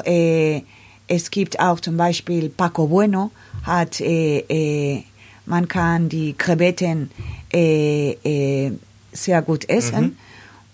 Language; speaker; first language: German; non-native, learner; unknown